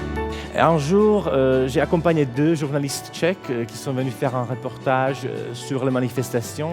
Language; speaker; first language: French; early bilingual, heritage; Czech